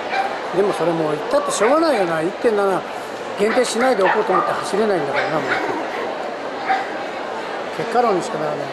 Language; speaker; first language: Japanese; native; Japanese